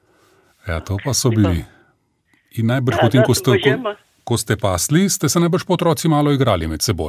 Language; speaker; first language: Slovenian; native; Slovenian